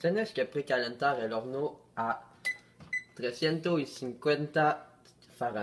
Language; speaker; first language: Spanish; non-native, learner; French